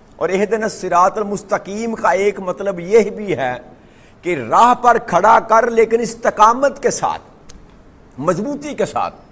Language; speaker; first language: Urdu; non-native, local second language; Punjabi